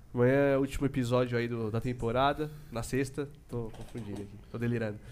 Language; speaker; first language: Portuguese; native; Portuguese